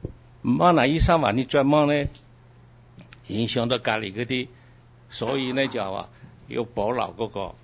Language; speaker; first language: Cantonese; early bilingual, heritage; Cantonese